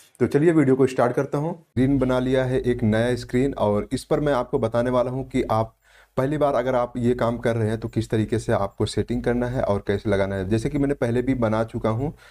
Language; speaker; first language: Hindi; native; Hindi